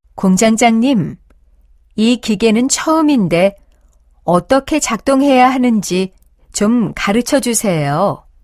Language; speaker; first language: Korean; native; Korean